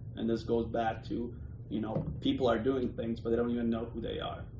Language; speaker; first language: English; early bilingual, other home language; Bosnian